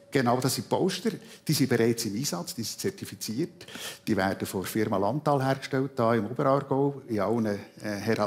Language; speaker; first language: German; native; German